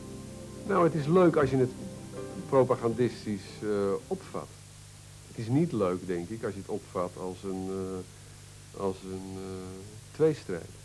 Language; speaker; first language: Dutch; native; Dutch